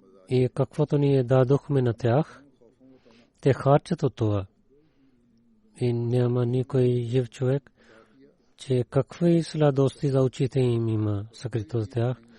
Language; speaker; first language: Bulgarian; non-native, learner; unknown